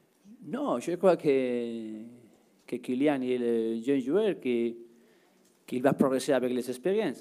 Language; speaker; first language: French; non-native, learner; Spanish